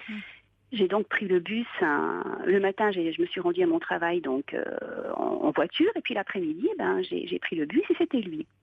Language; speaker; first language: French; native; French